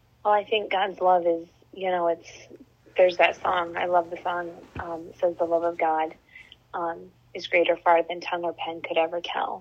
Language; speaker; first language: English; native; English